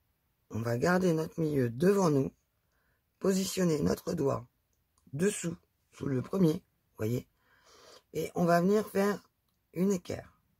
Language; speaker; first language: French; native; French